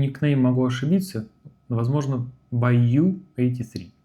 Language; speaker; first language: Russian; native; Russian